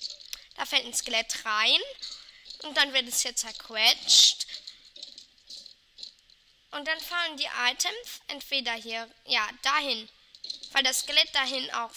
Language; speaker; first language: German; non-native, local second language; Luxembourgish